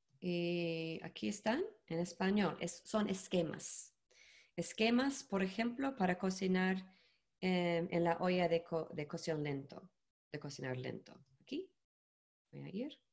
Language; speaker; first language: Spanish; non-native, learner; English